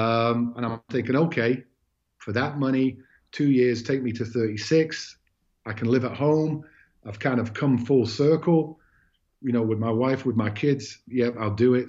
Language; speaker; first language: English; native; English